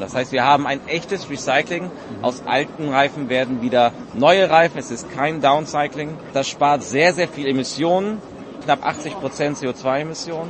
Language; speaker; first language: German; native; German